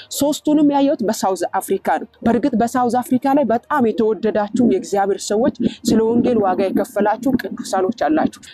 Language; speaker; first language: Amharic; native; Amharic